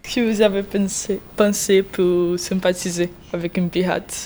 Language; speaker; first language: French; non-native, learner; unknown